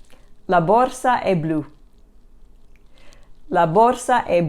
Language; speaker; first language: Italian; non-native, fluent; English